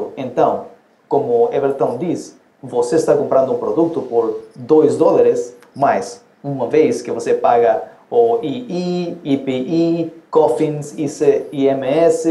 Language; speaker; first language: Portuguese; non-native, fluent; Spanish